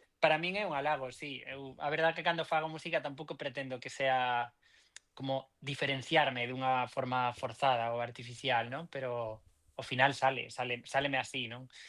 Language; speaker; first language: Galician; non-native, local second language; Spanish